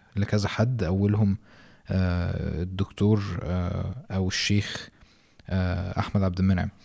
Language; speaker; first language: Arabic; native; Arabic